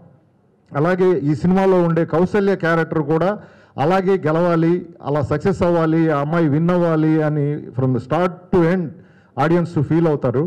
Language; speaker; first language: Telugu; native; Telugu